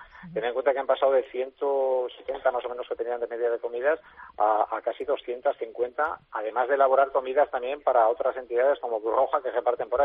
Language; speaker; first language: Spanish; native; Spanish